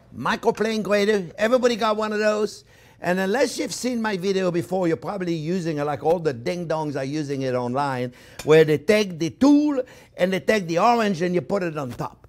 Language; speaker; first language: English; non-native, fluent; French